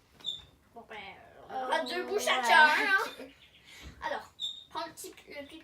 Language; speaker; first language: French; native; French